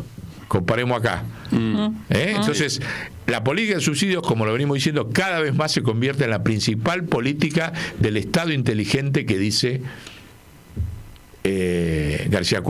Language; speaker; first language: Spanish; native; Spanish